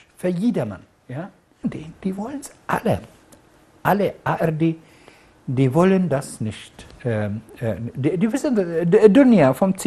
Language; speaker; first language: German; non-native, fluent; Arabic